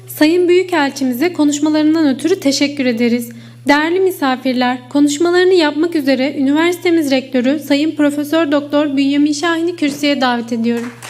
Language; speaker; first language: Turkish; native; Turkish